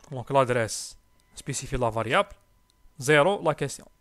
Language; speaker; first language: French; non-native, local second language; Arabic